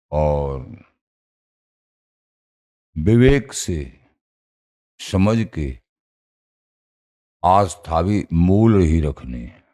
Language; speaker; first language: Hindi; native; Hindi